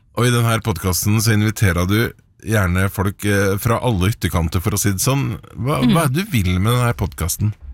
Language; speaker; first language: Norwegian; native; Norwegian